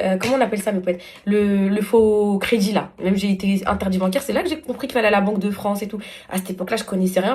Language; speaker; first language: French; native; French